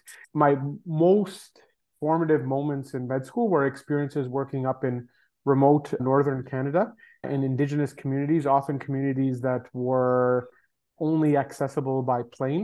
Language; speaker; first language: English; native; English